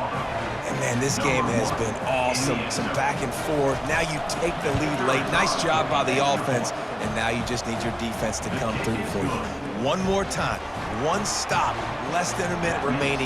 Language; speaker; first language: English; native; English